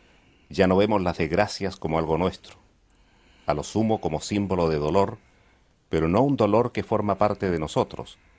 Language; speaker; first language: Spanish; native; Spanish